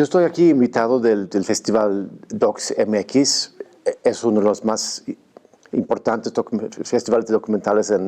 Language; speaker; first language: Spanish; non-native, fluent; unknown